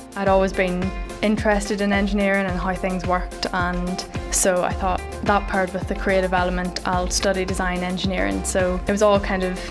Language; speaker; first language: English; native; English